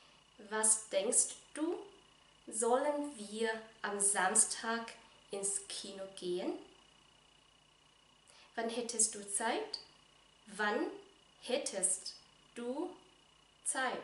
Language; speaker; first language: German; non-native, fluent; Vietnamese